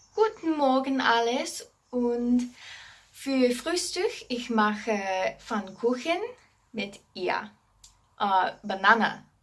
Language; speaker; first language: German; non-native, learner; English